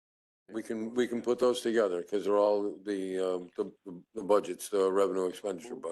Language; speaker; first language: English; native; English